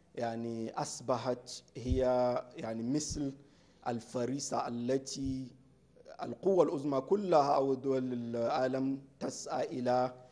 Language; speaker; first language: Arabic; non-native, fluent; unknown